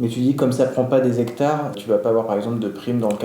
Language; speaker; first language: French; native; French